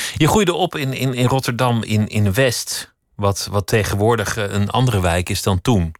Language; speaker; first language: Dutch; native; Dutch